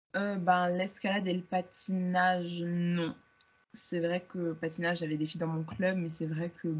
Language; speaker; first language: French; native; French